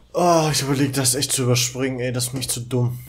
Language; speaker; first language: German; native; German